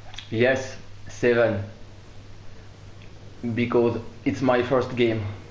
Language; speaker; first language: English; non-native, learner; French